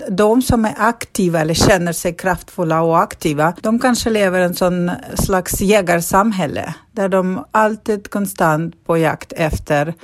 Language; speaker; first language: Swedish; non-native, fluent; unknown